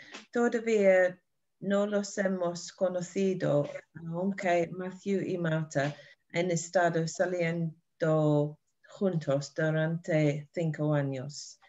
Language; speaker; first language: Spanish; non-native, learner; English